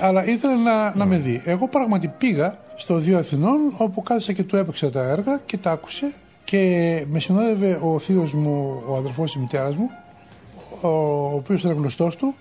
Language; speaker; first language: Greek; native; Greek